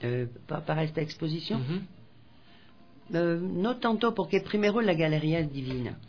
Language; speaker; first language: Spanish; non-native, fluent; French